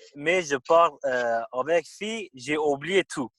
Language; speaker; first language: French; non-native, learner; Kurdish